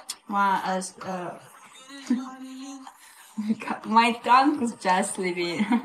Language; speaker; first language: English; non-native, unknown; Russian